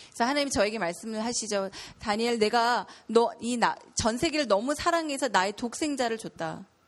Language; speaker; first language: Korean; native; Korean